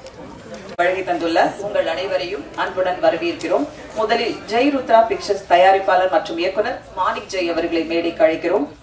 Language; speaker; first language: Tamil; native; Tamil